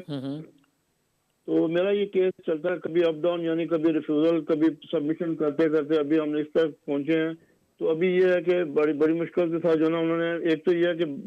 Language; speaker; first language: Hindi; native; Hindi